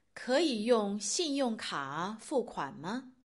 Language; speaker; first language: Chinese; non-native, learner; Russian